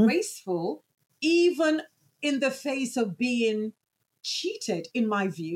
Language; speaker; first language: English; native; English